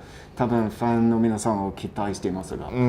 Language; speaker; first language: Japanese; non-native, fluent; English